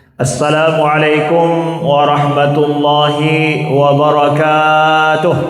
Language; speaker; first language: Malay; non-native, local second language; Achinese